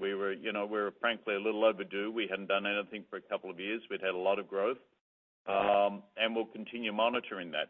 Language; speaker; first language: English; native; English